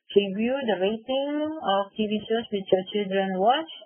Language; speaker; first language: English; non-native, fluent; Indonesian